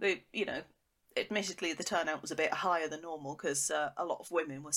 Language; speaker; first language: English; native; English